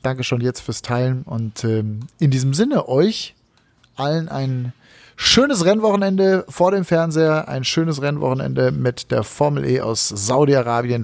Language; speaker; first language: German; native; German